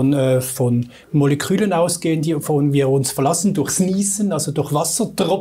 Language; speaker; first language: German; native; German